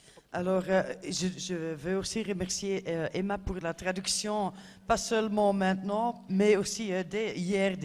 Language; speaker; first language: French; non-native, fluent; Dutch